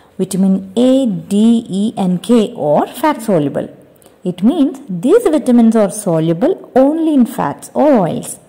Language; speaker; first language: English; non-native, local second language; Telugu